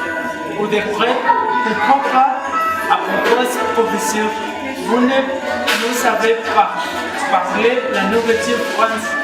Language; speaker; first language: French; non-native, learner; Spanish